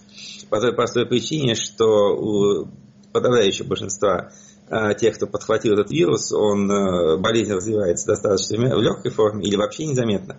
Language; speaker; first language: Russian; native; Russian